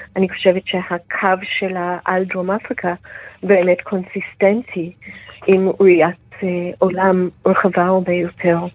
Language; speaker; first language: Hebrew; non-native, fluent; English